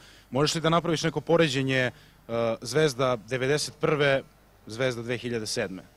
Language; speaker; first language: Serbian; native; Serbian